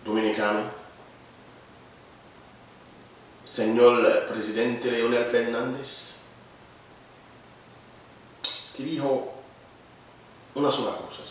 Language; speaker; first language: Spanish; non-native, learner; Haitian Creole